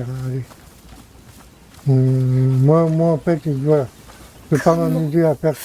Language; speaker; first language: French; native; French